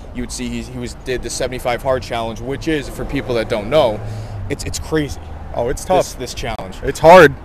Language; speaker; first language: English; native; English